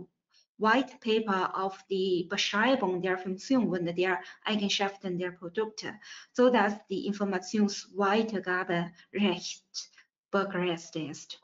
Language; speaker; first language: German; non-native, fluent; Chinese